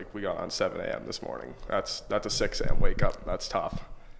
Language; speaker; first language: English; native; English